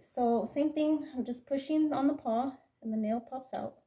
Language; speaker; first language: English; native; English